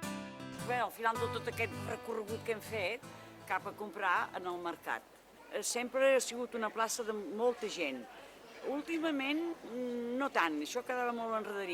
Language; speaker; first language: Catalan; native; Catalan